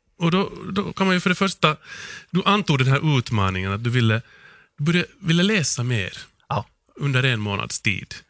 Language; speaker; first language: Swedish; native; Swedish